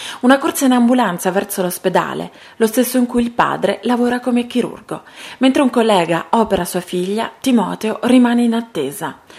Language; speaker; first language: Italian; native; Italian